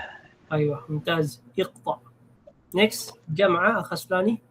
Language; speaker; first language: Arabic; non-native, fluent; Filipino